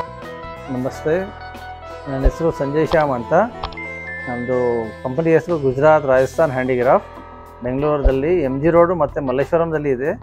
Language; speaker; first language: Kannada; non-native, local second language; Gujarati